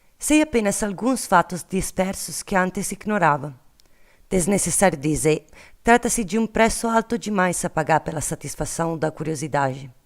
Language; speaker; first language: Portuguese; non-native, learner; Italian